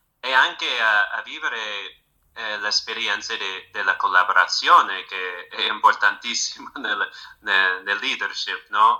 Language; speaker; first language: Italian; non-native, fluent; English